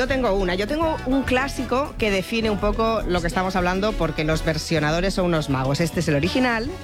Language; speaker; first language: Spanish; native; Spanish